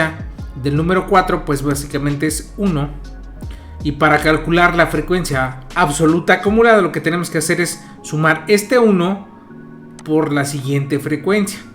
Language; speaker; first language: Spanish; native; Spanish